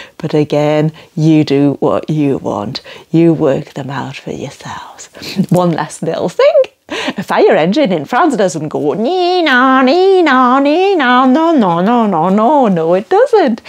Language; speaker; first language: English; non-native, fluent; French